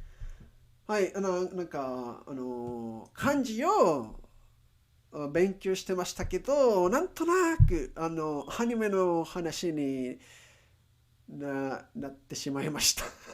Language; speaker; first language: Japanese; non-native, learner; English